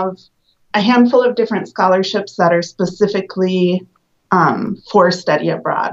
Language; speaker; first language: English; native; English